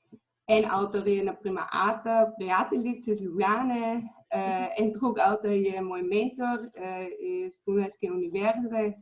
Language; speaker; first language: Slovenian; non-native, fluent; German